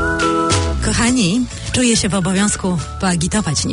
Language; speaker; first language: Polish; native; Polish